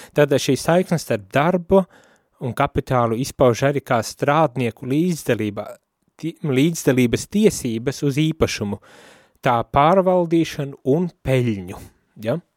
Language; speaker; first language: Latvian; native; Latvian